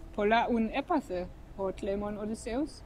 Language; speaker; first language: Greek; non-native, fluent; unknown